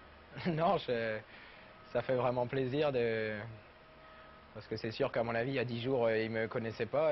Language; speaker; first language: French; native; French